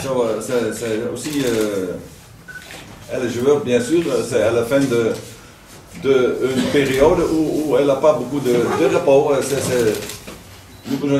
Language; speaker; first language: French; non-native, learner; Dutch